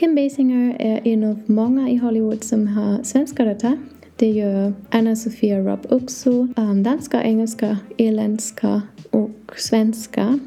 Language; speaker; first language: Swedish; non-native, learner; English